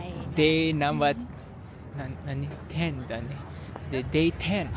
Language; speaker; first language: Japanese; non-native, learner; English